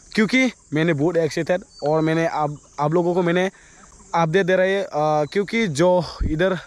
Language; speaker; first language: Hindi; non-native, local second language; Bodo